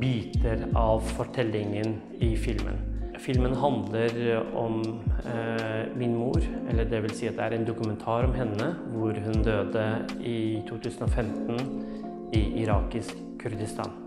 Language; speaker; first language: Norwegian; non-native, fluent; Kurdish